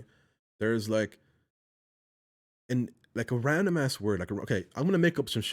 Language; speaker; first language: English; native; English